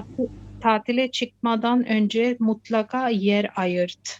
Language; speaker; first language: Turkish; non-native, learner; Urdu